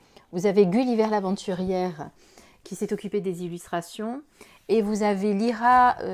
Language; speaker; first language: French; native; French